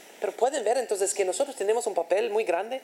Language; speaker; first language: Spanish; non-native, fluent; English